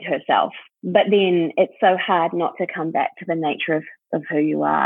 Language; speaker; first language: English; native; English